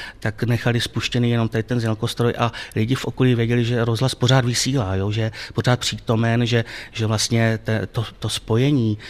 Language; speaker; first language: Czech; native; Czech